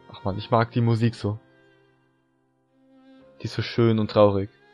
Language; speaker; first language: German; native; German